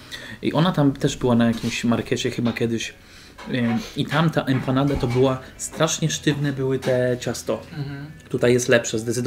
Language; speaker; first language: Polish; native; Polish